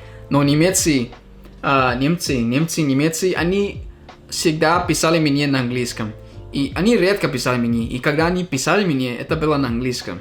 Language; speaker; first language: Russian; non-native, fluent; English